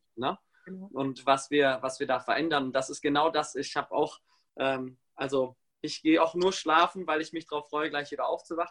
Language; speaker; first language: German; native; German